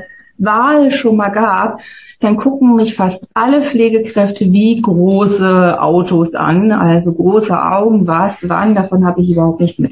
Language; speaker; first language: German; native; German